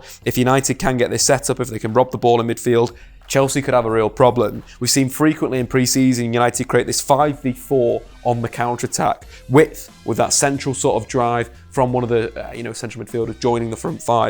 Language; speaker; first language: English; native; English